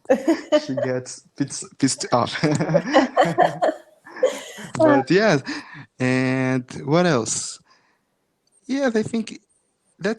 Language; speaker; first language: English; non-native, fluent; Portuguese